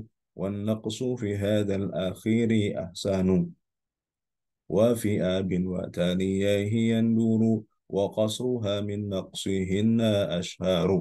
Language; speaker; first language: Arabic; non-native, fluent; Indonesian